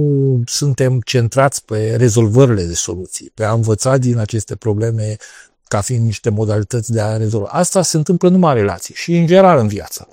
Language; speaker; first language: Romanian; native; Romanian